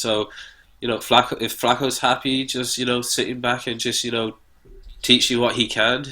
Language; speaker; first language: English; native; English